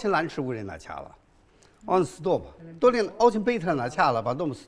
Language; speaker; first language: Russian; non-native, learner; Chinese